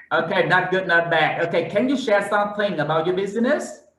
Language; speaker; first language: English; non-native, fluent; Vietnamese